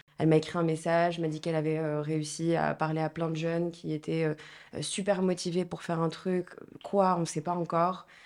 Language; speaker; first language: French; non-native, local second language; Arabic